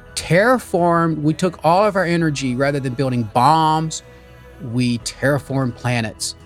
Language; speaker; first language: English; early bilingual, other home language; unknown